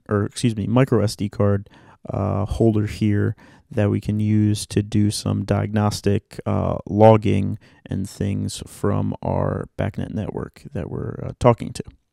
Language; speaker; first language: English; native; English